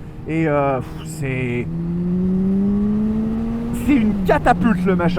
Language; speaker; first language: French; native; French